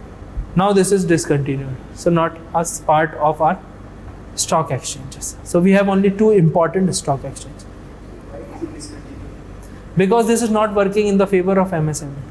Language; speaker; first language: English; non-native, local second language; Hindi